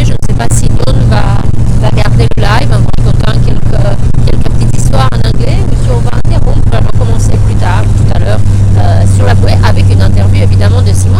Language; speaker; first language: French; native; French